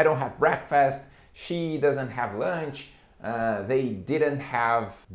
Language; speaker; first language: English; non-native, fluent; Portuguese